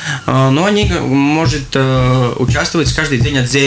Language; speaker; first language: Russian; non-native, local second language; Latvian